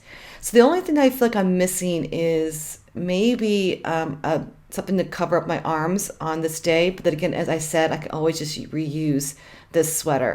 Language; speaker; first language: English; native; English